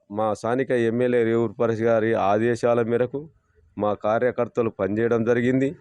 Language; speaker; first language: Telugu; native; Telugu